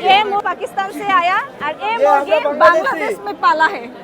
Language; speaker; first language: Hindi; non-native, learner; Bangla